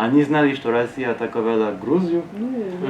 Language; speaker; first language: Russian; non-native, learner; French